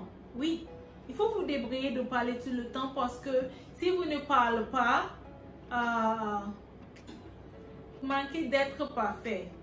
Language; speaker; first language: French; non-native, fluent; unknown